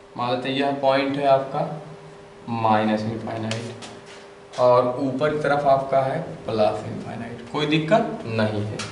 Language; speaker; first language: Hindi; native; Hindi